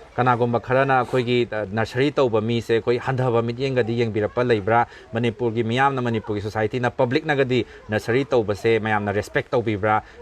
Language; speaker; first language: Manipuri; native; Manipuri